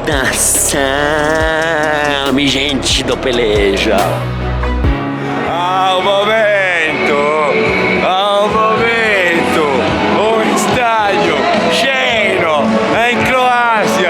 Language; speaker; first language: Portuguese; non-native, fluent; Spanish